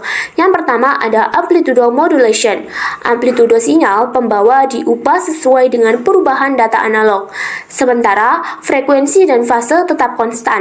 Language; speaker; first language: Indonesian; native; Indonesian